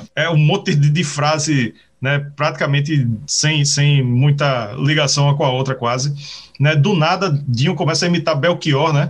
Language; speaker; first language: Portuguese; native; Portuguese